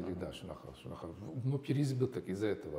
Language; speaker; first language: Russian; non-native, local second language; Uzbek